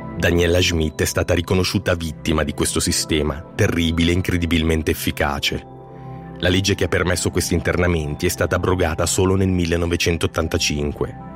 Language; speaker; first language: Italian; native; Italian